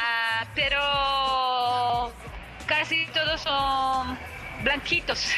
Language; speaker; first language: Spanish; non-native, fluent; Italian